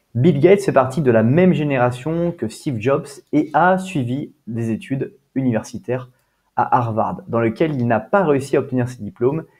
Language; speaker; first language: French; native; French